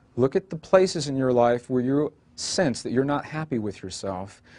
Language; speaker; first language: English; native; English